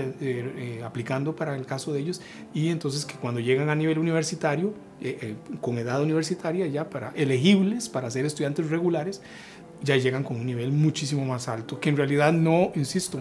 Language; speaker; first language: Spanish; native; Spanish